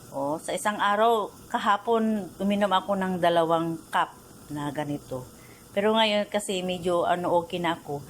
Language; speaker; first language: Filipino; non-native, local second language; Iloko